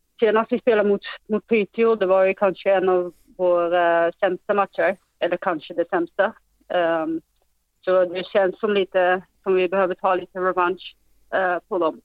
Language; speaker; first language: Swedish; non-native, fluent; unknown